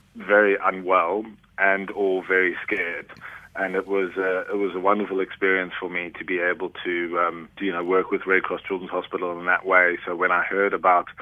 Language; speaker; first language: English; native; English